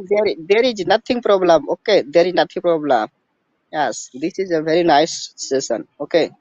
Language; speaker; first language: English; non-native, learner; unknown